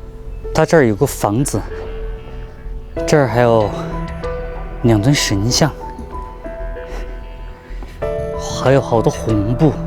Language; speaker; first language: Chinese; native; Chinese